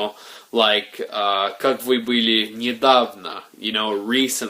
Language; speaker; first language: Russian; non-native, learner; English